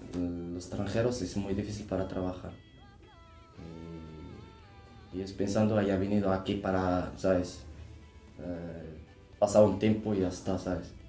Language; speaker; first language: Spanish; non-native, learner; Arabic